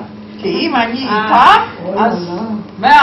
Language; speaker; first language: Hebrew; non-native, fluent; Polish